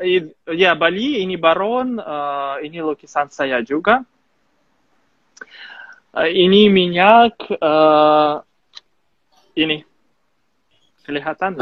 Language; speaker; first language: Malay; non-native, fluent; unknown